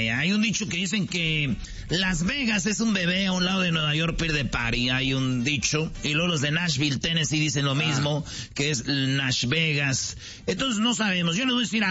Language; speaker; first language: Spanish; native; Spanish